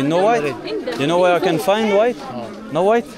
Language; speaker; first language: English; non-native, learner; French